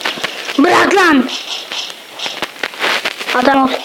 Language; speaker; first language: Turkish; native; Turkish